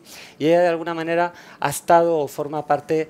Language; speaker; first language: Spanish; native; Spanish